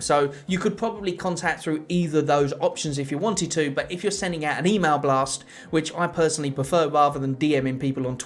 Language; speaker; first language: English; native; English